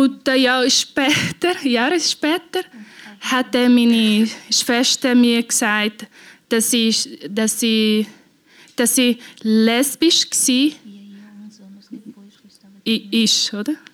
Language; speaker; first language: German; non-native, learner; Portuguese